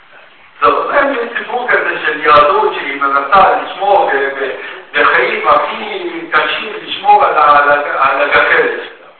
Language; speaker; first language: Hebrew; non-native, fluent; Russian